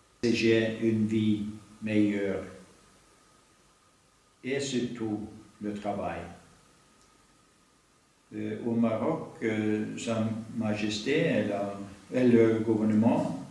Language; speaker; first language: French; non-native, learner; Norwegian